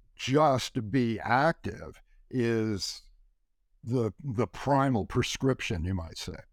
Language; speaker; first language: English; native; English